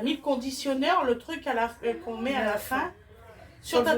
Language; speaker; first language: French; native; French